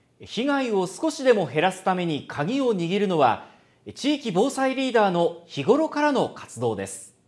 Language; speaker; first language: Japanese; native; Japanese